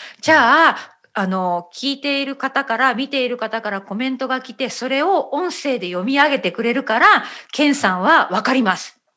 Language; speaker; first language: Japanese; native; Japanese